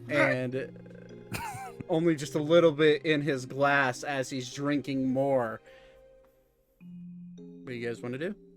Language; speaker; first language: English; native; English